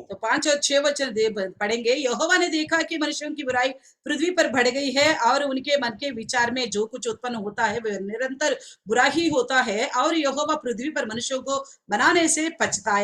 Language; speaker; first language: Hindi; non-native, local second language; Telugu